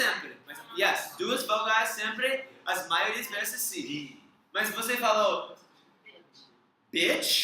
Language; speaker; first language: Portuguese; non-native, learner; English